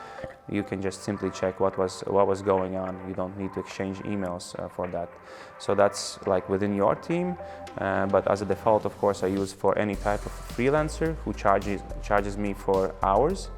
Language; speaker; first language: English; non-native, fluent; Latvian